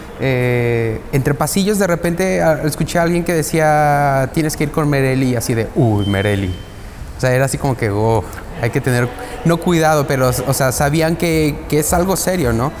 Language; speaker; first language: Spanish; native; Spanish